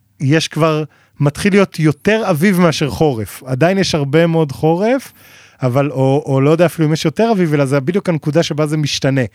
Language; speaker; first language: Hebrew; native; Hebrew